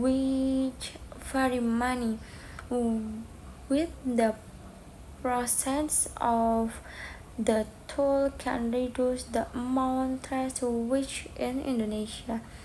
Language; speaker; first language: English; non-native, learner; Indonesian